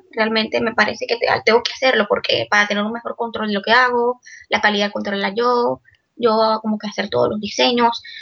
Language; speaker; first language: Spanish; native; Spanish